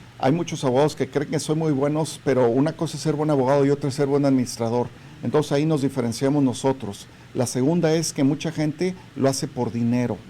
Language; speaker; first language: Spanish; native; Spanish